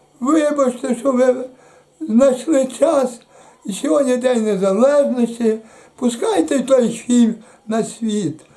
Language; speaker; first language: Ukrainian; native; Ukrainian